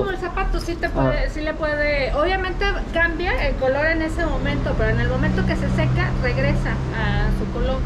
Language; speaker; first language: Spanish; native; Spanish